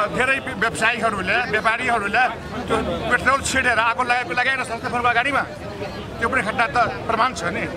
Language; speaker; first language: Nepali; non-native, local second language; Maithili